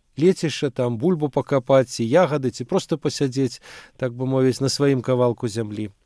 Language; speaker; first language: Belarusian; non-native, local second language; Russian